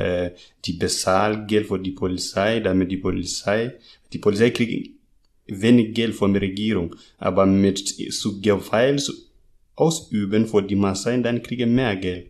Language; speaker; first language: German; non-native, learner; Masai